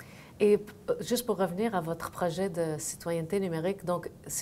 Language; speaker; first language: French; native; French